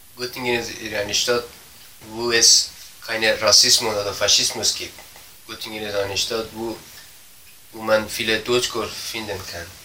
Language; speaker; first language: German; non-native, learner; Persian